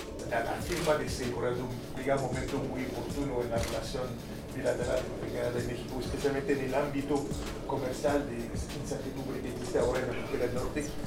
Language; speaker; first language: Spanish; non-native, fluent; English